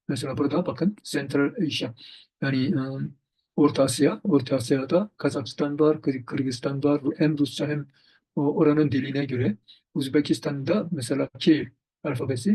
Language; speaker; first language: Turkish; non-native, fluent; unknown